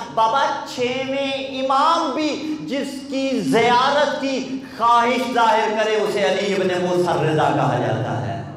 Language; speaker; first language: Urdu; non-native, local second language; Punjabi